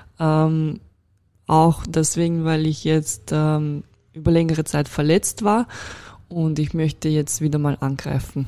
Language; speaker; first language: German; non-native, fluent; Russian